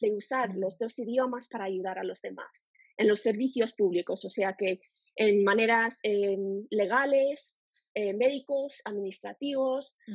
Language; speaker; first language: Spanish; non-native, fluent; English